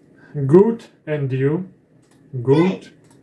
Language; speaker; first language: English; non-native, learner; Russian